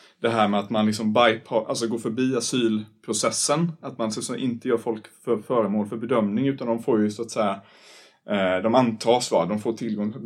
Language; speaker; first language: Swedish; native; Swedish